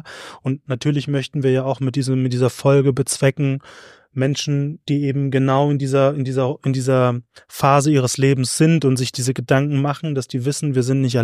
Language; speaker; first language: German; native; German